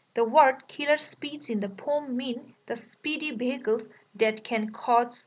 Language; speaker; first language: English; non-native, local second language; Bangla